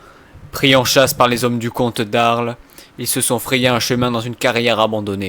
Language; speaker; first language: French; native; French